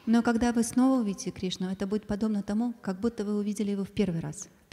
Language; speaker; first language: Russian; native; Russian